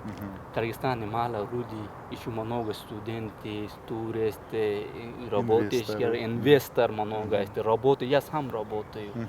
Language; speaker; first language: Russian; non-native, learner; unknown